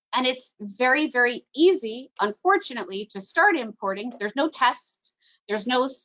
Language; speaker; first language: English; native; English